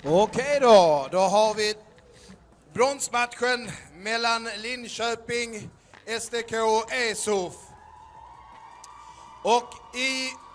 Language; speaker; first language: Swedish; native; Swedish